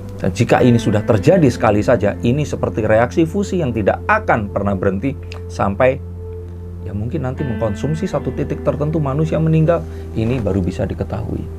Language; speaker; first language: Indonesian; native; Indonesian